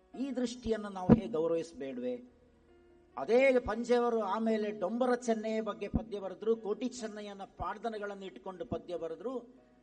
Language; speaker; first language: Kannada; non-native, local second language; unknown